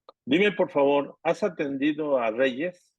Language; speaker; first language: Spanish; native; Spanish